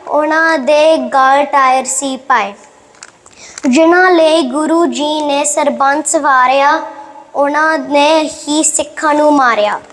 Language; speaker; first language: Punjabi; early bilingual, heritage; Punjabi